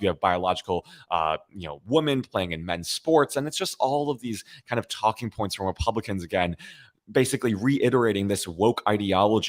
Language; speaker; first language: English; native; English